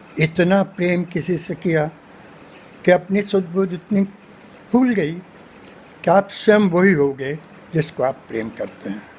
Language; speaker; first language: Hindi; non-native, local second language; Punjabi